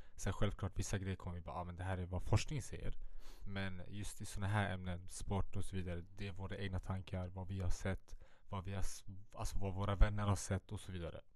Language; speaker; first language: Swedish; early bilingual, other home language; Central Kurdish